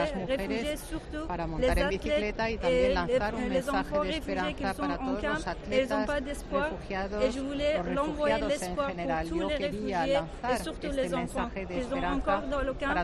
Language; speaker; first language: French; non-native, fluent; Persian